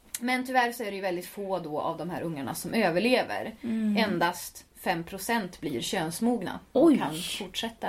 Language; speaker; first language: Swedish; native; Swedish